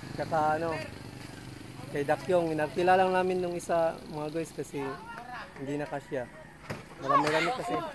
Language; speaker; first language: Filipino; non-native, local second language; Cebuano